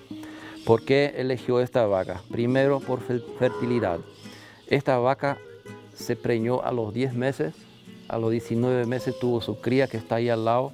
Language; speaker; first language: Spanish; non-native, local second language; German